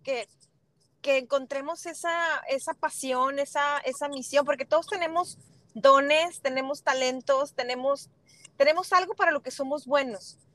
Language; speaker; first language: Spanish; native; Spanish